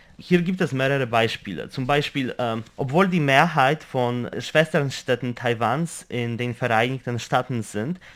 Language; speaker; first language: German; non-native, fluent; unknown